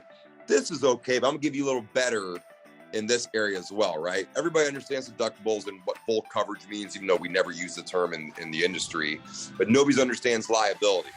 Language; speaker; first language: English; native; English